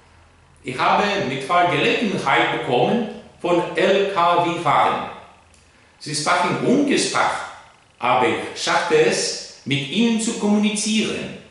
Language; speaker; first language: German; non-native, learner; Greek